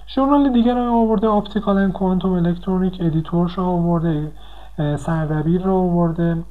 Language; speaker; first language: Persian; native; Persian